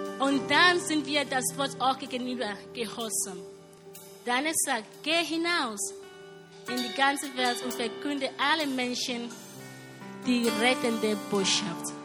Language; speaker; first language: German; non-native, learner; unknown